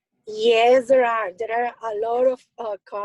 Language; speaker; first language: English; non-native, learner; Spanish